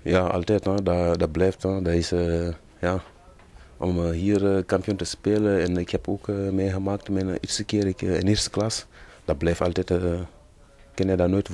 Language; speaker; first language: Dutch; non-native, learner; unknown